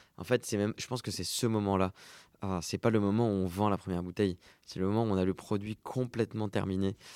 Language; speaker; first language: French; native; French